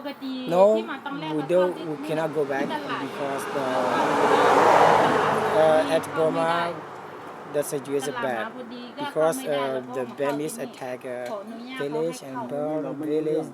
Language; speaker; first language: English; non-native, learner; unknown